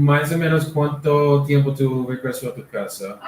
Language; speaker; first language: Spanish; non-native, learner; English